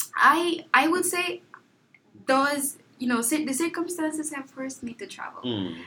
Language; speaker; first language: English; non-native, fluent; Portuguese